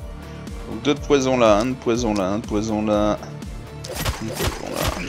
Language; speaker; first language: French; native; French